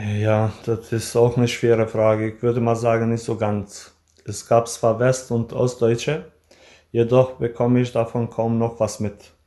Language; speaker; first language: German; early bilingual, other home language; Albanian